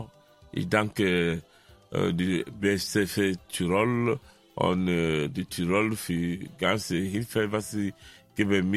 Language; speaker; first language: German; non-native, learner; French